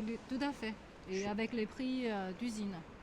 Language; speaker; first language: French; non-native, fluent; Chinese